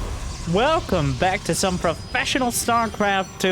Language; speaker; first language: English; native; English